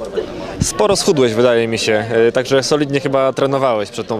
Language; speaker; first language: Polish; native; Polish